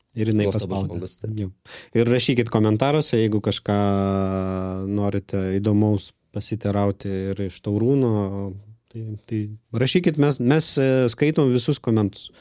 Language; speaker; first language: Lithuanian; non-native, local second language; Russian